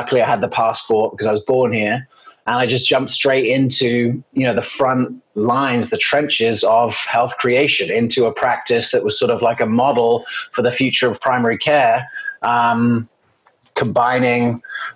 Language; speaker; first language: English; native; English